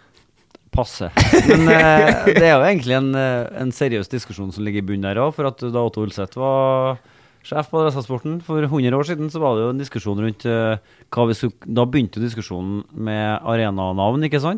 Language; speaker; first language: Norwegian; native; Norwegian